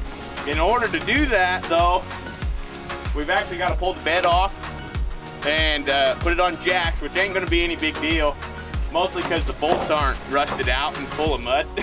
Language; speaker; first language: English; native; English